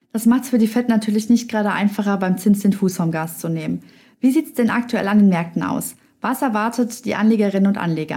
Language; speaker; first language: German; native; German